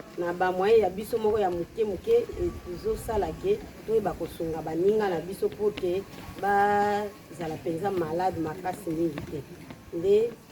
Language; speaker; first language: Lingala; native; Lingala